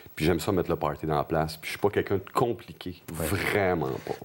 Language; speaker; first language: French; native; French